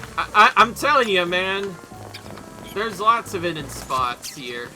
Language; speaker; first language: English; native; English